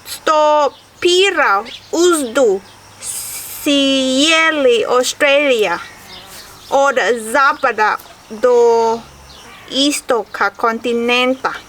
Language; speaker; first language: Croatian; non-native, learner; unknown